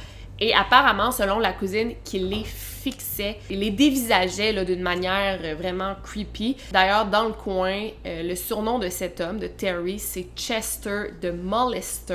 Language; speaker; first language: French; native; French